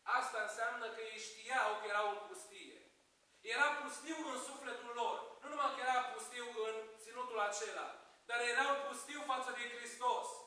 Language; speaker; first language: Romanian; native; Romanian